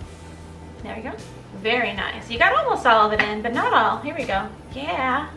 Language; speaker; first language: English; native; English